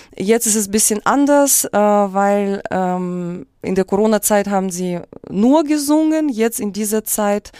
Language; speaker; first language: German; non-native, fluent; Russian